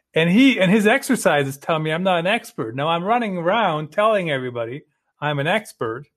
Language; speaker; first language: English; early bilingual, other home language; German